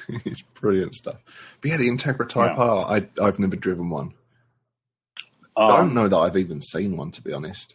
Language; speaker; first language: English; native; English